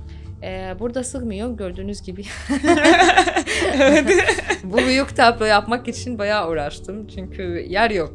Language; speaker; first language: Turkish; non-native, fluent; Arabic